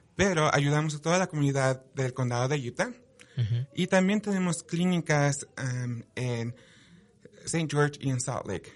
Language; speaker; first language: Spanish; early bilingual, heritage; Spanish